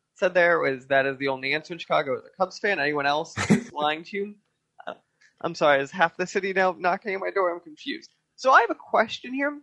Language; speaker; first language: English; native; English